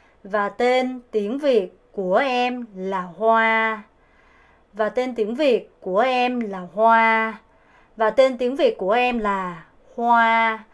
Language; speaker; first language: Vietnamese; non-native, fluent; Korean